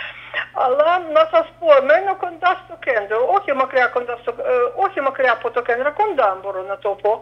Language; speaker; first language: Greek; non-native, fluent; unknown